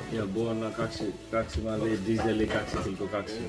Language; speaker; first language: Finnish; non-native, learner; Bangla